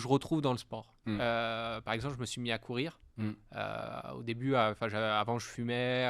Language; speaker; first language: French; native; French